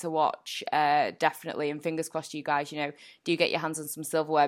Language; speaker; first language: English; native; English